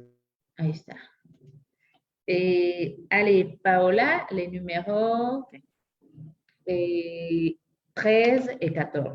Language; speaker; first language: French; non-native, fluent; Spanish